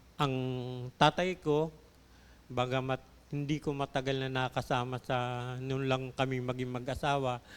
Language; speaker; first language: Filipino; native; Filipino